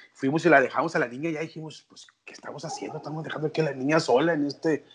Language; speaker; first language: Spanish; native; Spanish